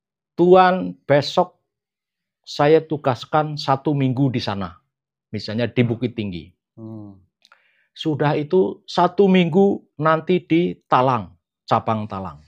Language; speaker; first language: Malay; non-native, local second language; Javanese